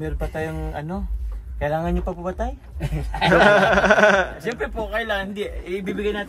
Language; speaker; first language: Filipino; native; Filipino